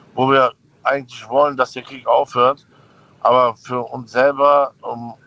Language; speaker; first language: German; native; German